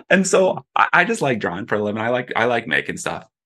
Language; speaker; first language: English; native; English